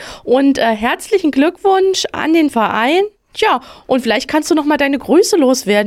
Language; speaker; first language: German; native; German